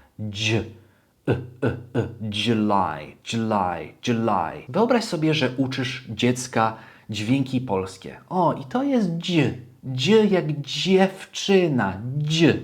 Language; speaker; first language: Polish; early bilingual, heritage; Polish